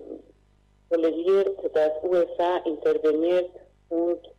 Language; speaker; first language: German; non-native, learner; Spanish